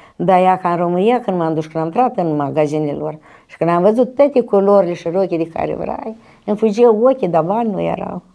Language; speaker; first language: Romanian; native; Romanian